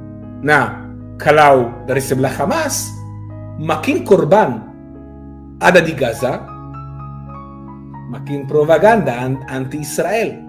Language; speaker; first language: Indonesian; non-native, fluent; Hebrew